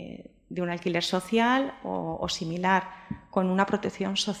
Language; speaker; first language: Spanish; native; Spanish